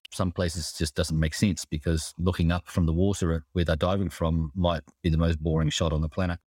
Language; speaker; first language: English; native; English